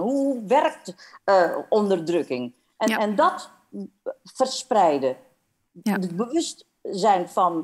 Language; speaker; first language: Dutch; non-native, fluent; Indonesian